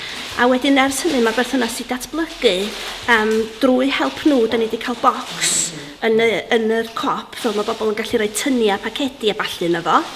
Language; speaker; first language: Welsh; native; Welsh